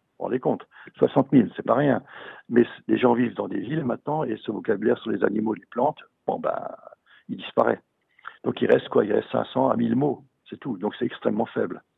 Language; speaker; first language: French; non-native, local second language; Swiss German